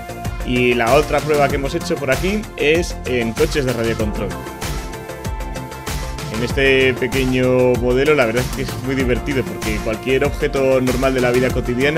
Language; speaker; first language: Spanish; native; Spanish